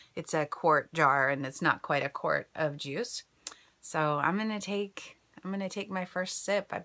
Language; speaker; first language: English; native; English